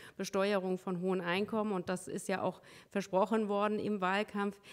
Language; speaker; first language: German; native; German